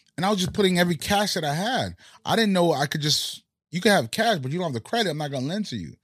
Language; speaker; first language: English; early bilingual, other home language; Haitian Creole